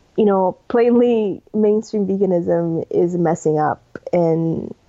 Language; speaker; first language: English; early bilingual, other home language; Spanish